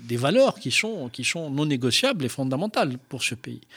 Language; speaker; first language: French; non-native, local second language; Arabic